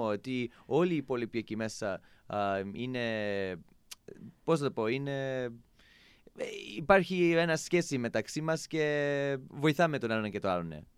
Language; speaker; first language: Greek; non-native, fluent; English